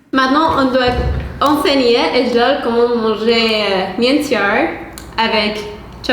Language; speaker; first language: French; non-native, fluent; Persian